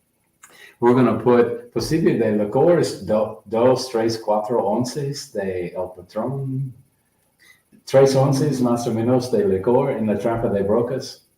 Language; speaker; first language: Spanish; non-native, learner; English